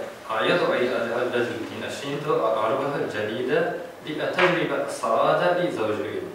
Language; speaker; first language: Arabic; non-native, learner; Japanese